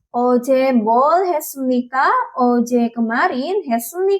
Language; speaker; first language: Korean; non-native, learner; Indonesian